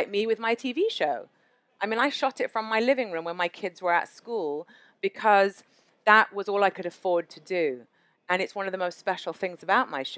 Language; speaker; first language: English; native; English